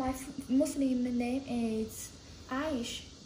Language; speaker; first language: English; non-native, learner; Chinese